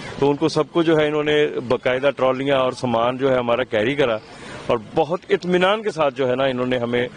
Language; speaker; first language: Urdu; non-native, local second language; Punjabi